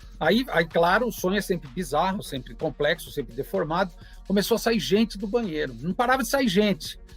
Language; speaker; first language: Portuguese; native; Portuguese